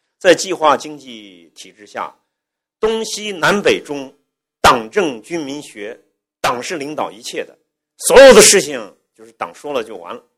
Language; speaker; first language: Chinese; native; Chinese